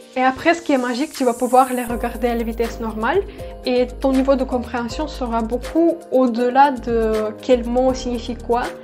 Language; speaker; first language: French; non-native, fluent; Russian